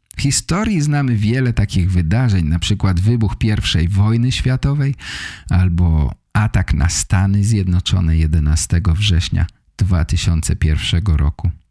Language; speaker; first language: Polish; native; Polish